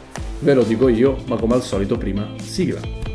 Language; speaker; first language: Italian; native; Italian